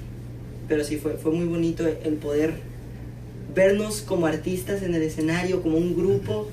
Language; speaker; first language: Spanish; native; Spanish